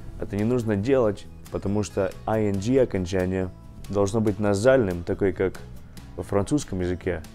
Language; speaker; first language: Russian; early bilingual, heritage; Russian